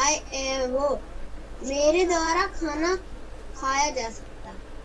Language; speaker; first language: Hindi; native; Hindi